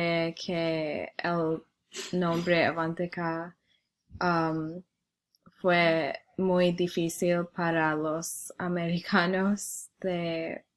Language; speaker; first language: Spanish; non-native, learner; English